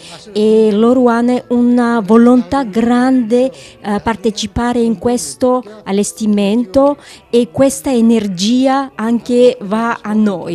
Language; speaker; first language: Italian; non-native, learner; Georgian